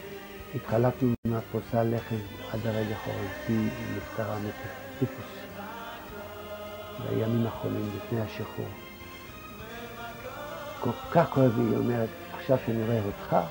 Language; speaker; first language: Hebrew; non-native, fluent; Yiddish